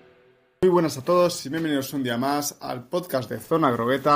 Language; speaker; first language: Spanish; native; Spanish